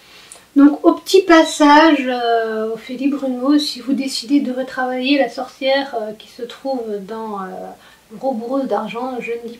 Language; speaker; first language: French; native; French